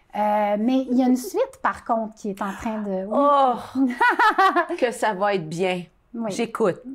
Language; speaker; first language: French; native; French